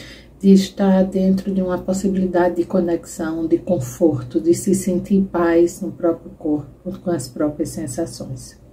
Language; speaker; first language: Portuguese; native; Portuguese